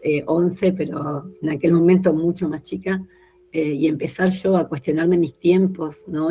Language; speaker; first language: Spanish; native; Spanish